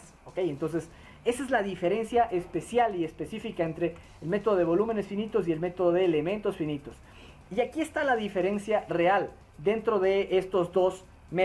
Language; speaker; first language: Spanish; native; Spanish